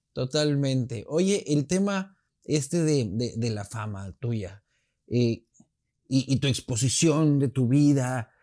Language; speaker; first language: Spanish; native; Spanish